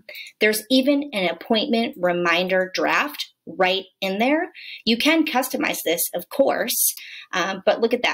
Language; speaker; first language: English; native; English